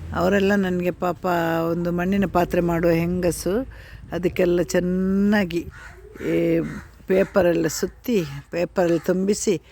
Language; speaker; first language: Kannada; native; Kannada